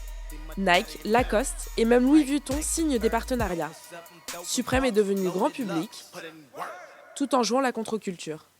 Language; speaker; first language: French; native; French